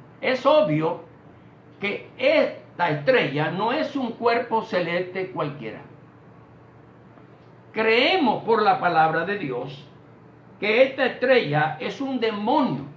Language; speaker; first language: Spanish; native; Spanish